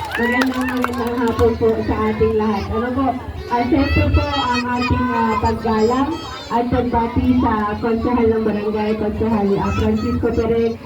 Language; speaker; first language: Filipino; native; Filipino